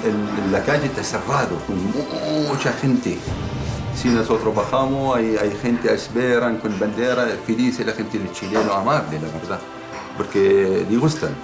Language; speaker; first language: Spanish; non-native, learner; Arabic